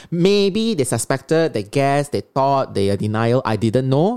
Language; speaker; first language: English; non-native, local second language; Chinese